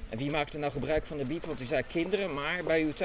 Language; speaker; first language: Dutch; native; Dutch